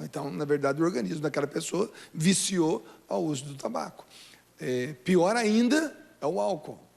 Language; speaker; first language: Portuguese; native; Portuguese